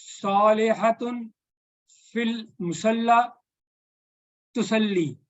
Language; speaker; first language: Arabic; non-native, learner; Urdu